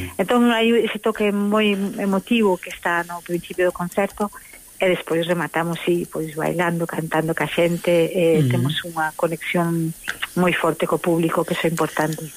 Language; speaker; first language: Galician; early bilingual, heritage; Galician